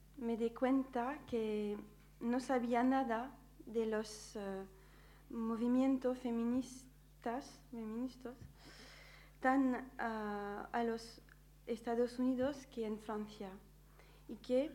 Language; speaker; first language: Spanish; non-native, learner; French